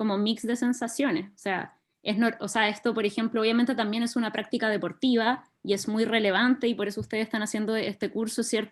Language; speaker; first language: Spanish; native; Spanish